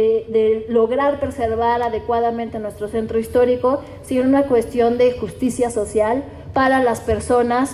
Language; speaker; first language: Spanish; native; Spanish